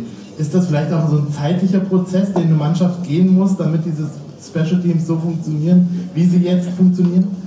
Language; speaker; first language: German; native; German